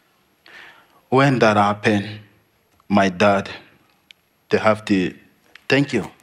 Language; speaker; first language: English; non-native, learner; Arabic